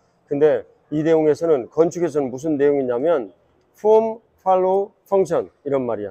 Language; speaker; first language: Korean; native; Korean